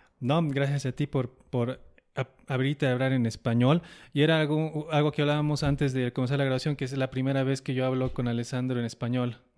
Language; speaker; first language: Spanish; native; Spanish